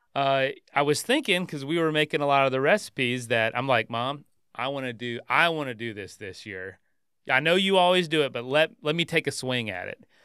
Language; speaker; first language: English; native; English